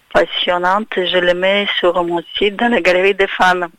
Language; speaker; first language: French; non-native, fluent; Russian